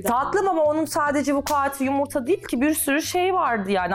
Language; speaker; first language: Turkish; non-native, fluent; Russian